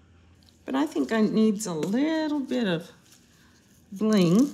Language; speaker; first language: English; native; English